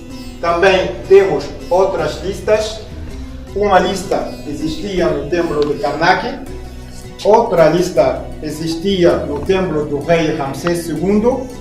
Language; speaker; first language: Portuguese; non-native, fluent; Arabic